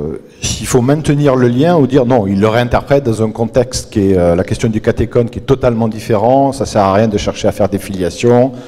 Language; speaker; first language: French; native; French